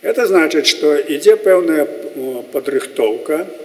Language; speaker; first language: Russian; non-native, local second language; Belarusian